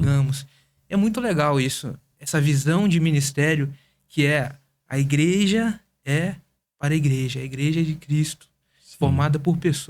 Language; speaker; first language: Portuguese; native; Portuguese